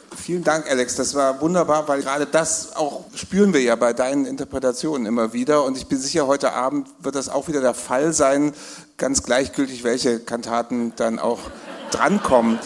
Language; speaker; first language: German; native; German